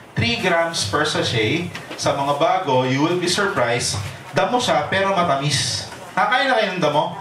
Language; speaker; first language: Filipino; native; Filipino